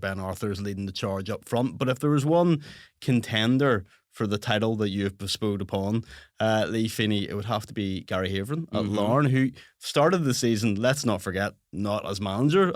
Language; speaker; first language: English; native; English